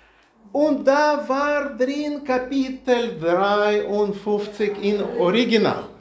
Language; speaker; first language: German; non-native, learner; Russian